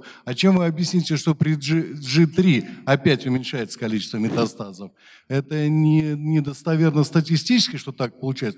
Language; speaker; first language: Russian; native; Russian